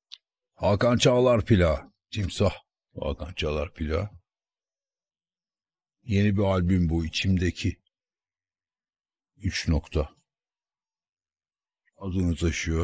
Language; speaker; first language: Turkish; native; Turkish